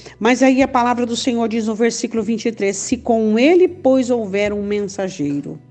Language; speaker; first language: Portuguese; native; Portuguese